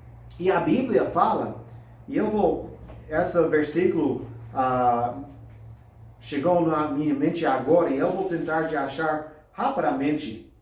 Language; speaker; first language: Portuguese; non-native, fluent; English